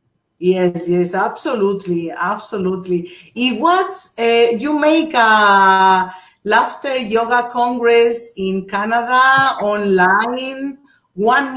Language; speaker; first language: English; non-native, fluent; Portuguese